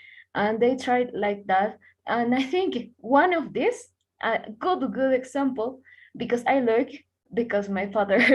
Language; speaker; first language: English; non-native, learner; Spanish